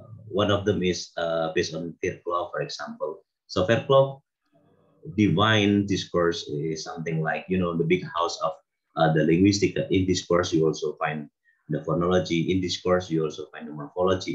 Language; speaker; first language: English; non-native, fluent; Indonesian